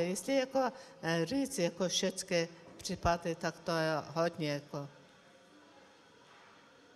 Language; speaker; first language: Czech; non-native, learner; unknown